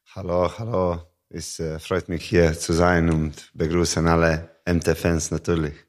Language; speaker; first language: German; non-native, learner; Serbian